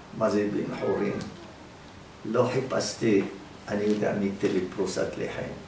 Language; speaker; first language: Hebrew; early bilingual, other home language; Arabic